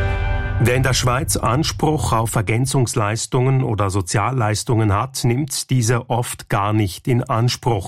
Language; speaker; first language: German; native; German